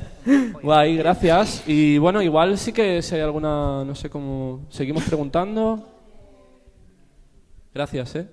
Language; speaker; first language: Spanish; native; Spanish